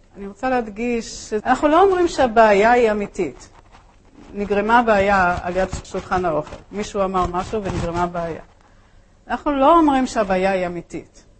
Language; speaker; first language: Hebrew; early bilingual, other home language; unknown